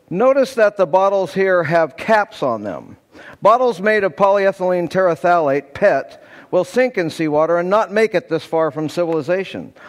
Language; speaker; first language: English; native; English